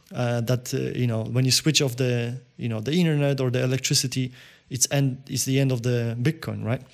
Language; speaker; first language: English; non-native, fluent; Polish